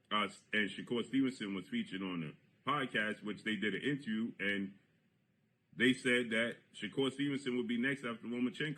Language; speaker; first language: English; native; English